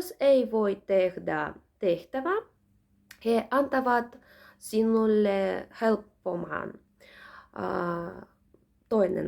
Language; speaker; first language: Finnish; non-native, learner; Russian